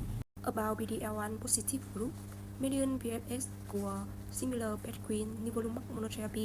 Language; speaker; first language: English; non-native, learner; Vietnamese